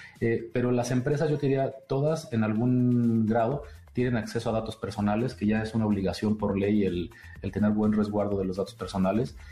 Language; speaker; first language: Spanish; native; Spanish